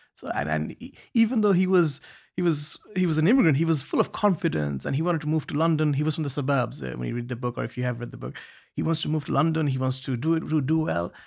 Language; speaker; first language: English; non-native, local second language; Bangla